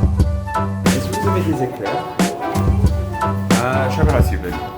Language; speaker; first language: French; non-native, fluent; English